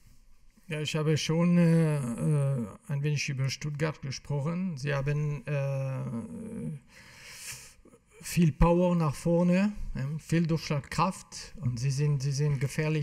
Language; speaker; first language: German; non-native, fluent; French